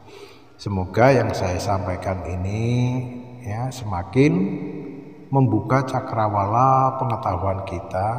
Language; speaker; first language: Indonesian; native; Indonesian